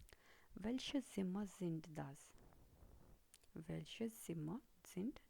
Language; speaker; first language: German; non-native, fluent; Hindi